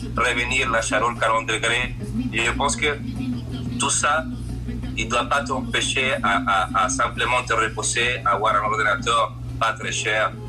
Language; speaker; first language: French; non-native, fluent; Spanish